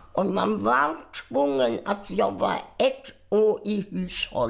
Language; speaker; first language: Swedish; non-native, fluent; German